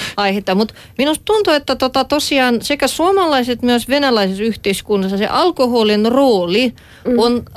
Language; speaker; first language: Finnish; non-native, fluent; Russian